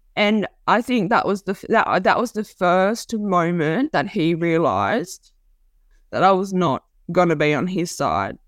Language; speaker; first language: English; native; English